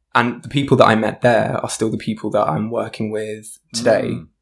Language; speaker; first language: English; native; English